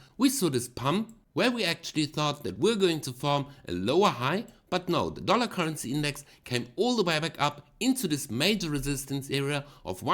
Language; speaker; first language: English; non-native, fluent; German